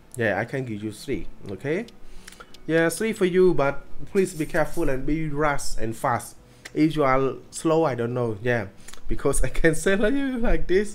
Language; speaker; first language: English; non-native, learner; Khmer